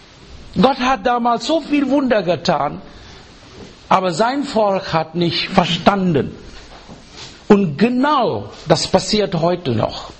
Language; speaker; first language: German; non-native, learner; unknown